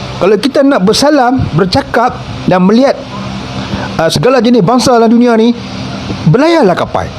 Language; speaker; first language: Malay; native; Malay